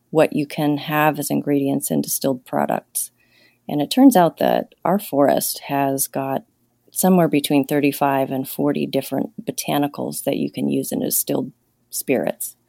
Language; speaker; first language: English; native; English